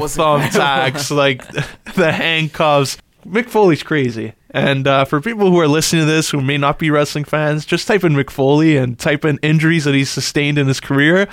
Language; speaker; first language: English; native; English